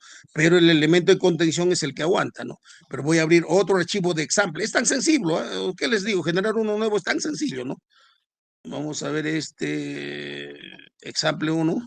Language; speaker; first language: Spanish; native; Spanish